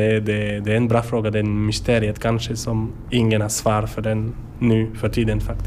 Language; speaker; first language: Swedish; non-native, learner; French